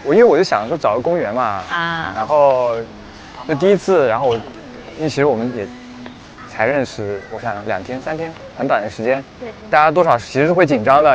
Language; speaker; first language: Chinese; native; Chinese